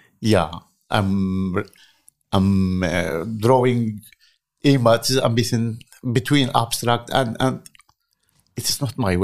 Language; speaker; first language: English; non-native, learner; Arabic